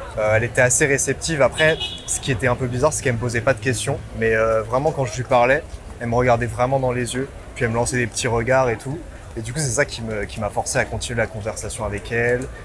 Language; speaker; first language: French; native; French